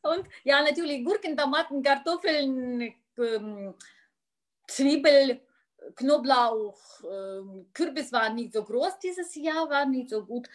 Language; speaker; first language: German; non-native, learner; Russian